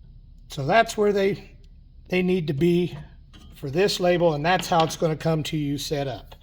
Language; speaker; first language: English; native; English